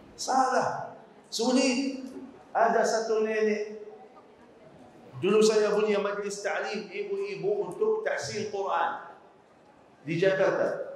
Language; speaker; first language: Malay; non-native, fluent; Arabic